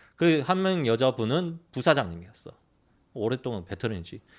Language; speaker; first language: Korean; early bilingual, heritage; Korean